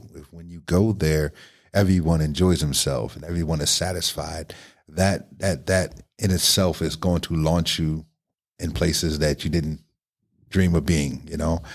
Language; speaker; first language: English; native; English